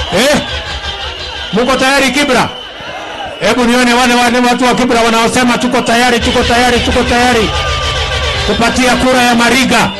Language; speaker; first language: Swahili; non-native, local second language; Kalenjin